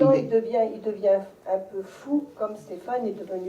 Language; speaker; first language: French; native; French